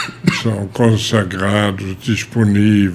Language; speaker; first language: Portuguese; non-native, fluent; German